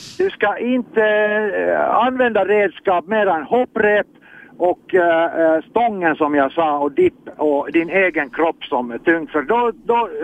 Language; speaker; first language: Swedish; non-native, fluent; Finnish